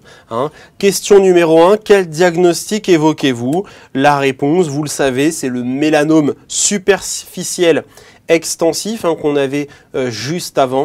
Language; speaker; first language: French; native; French